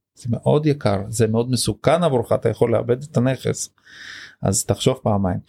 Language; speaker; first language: Hebrew; native; Hebrew